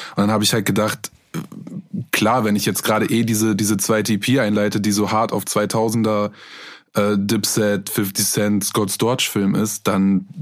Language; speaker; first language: German; native; German